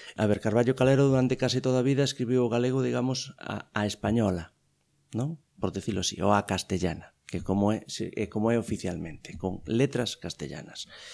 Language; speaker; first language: Galician; native; Galician